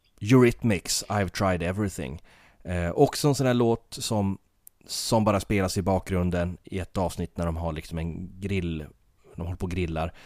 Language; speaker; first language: Swedish; native; Swedish